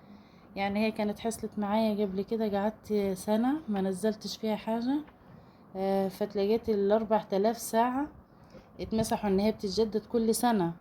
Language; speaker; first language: Arabic; native; Arabic